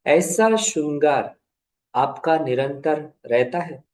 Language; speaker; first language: Hindi; non-native, local second language; Kannada